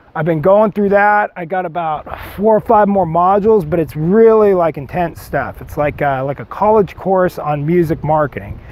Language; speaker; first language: English; native; English